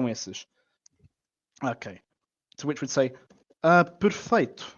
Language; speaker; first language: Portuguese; non-native, fluent; English